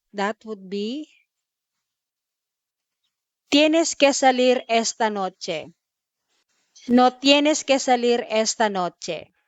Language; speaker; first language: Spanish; non-native, fluent; Filipino